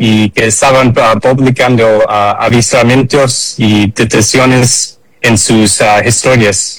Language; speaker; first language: Spanish; early bilingual, heritage; English